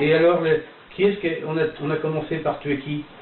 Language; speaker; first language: French; native; French